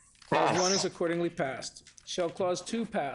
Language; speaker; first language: English; native; English